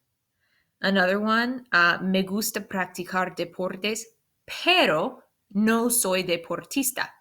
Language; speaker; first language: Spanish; non-native, fluent; English